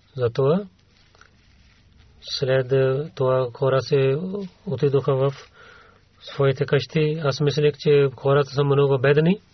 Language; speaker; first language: Bulgarian; non-native, learner; Urdu